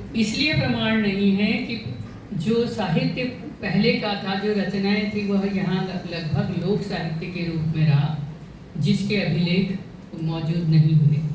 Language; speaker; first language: Hindi; native; Hindi